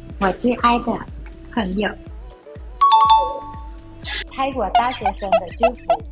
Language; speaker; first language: Chinese; non-native, learner; Thai